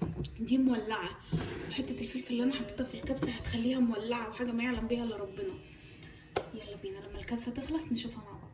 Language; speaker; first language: Arabic; native; Arabic